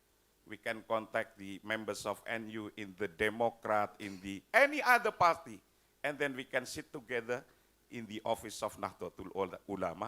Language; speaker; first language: English; non-native, fluent; Indonesian